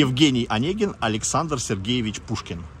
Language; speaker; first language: Russian; native; Russian